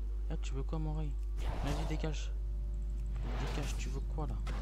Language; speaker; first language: French; native; French